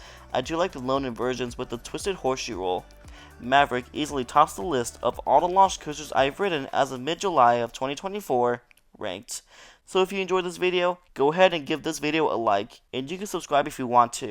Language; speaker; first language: English; native; English